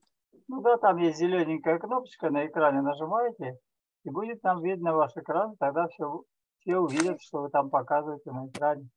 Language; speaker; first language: Russian; native; Russian